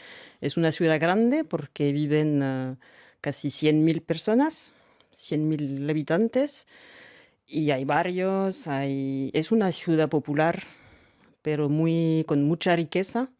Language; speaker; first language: Spanish; non-native, fluent; French